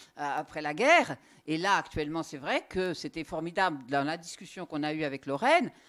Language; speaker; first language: French; native; French